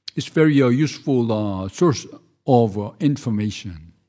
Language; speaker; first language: English; non-native, fluent; Korean